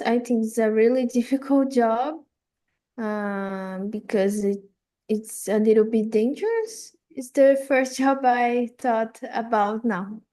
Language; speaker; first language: English; non-native, fluent; Portuguese